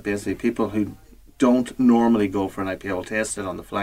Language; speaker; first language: English; native; English